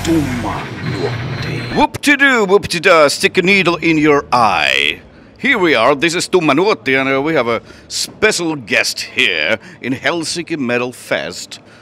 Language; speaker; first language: English; non-native, fluent; Finnish